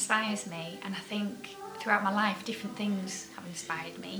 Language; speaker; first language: English; native; English